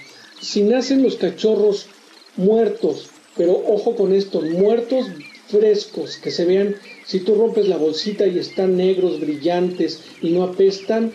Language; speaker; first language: Spanish; native; Spanish